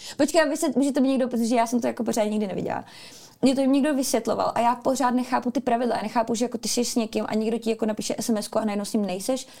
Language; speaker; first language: Czech; early bilingual, other home language; Armenian